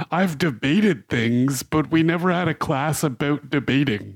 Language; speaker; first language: English; native; English